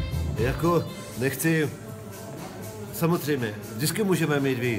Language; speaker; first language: Czech; non-native, local second language; Polish